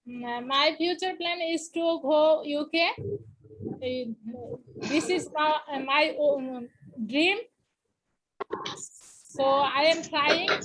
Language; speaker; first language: English; non-native, local second language; Bangla